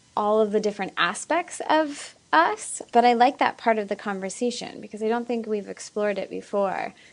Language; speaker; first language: English; native; English